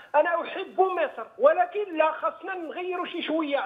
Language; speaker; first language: Arabic; native; Arabic